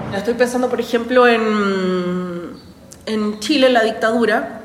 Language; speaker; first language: Spanish; native; Spanish